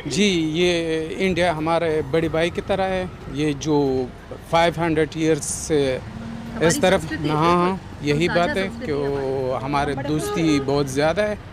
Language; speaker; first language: Hindi; non-native, fluent; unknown